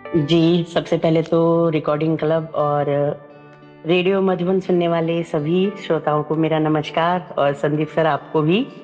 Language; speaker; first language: Hindi; native; Hindi